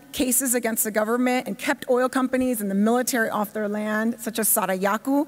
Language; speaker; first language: English; native; English